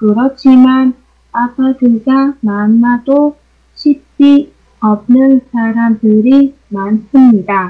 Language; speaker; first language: Korean; non-native, learner; Vietnamese